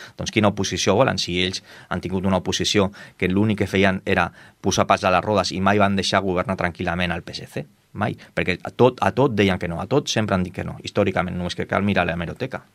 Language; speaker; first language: Catalan; non-native, local second language; Spanish